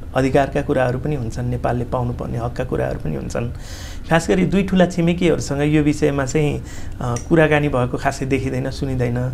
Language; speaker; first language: Nepali; native; Nepali